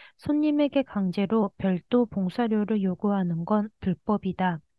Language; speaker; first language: Korean; early bilingual, heritage; Korean